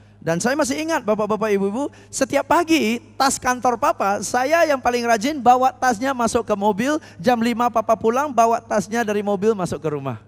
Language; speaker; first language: Indonesian; non-native, fluent; English